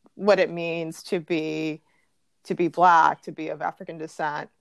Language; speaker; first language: English; native; English